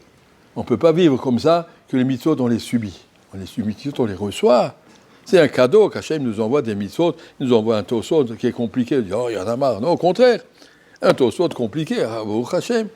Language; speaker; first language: French; native; French